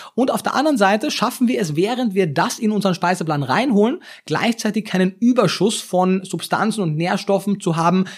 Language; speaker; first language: German; native; German